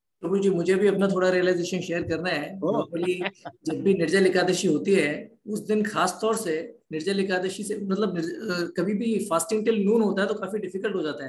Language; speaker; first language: Hindi; native; Hindi